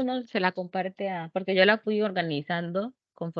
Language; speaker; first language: Spanish; native; Spanish